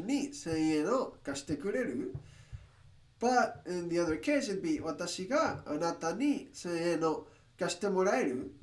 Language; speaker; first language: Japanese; non-native, learner; English